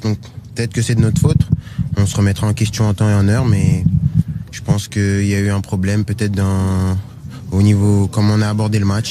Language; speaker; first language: French; native; French